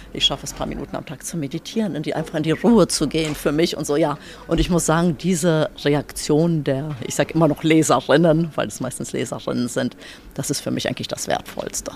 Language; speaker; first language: German; early bilingual, other home language; Polish